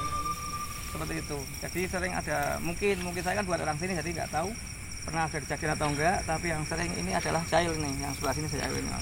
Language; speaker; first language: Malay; non-native, local second language; Javanese